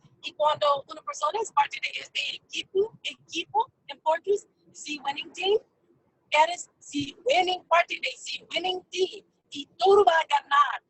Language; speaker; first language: Spanish; non-native, fluent; English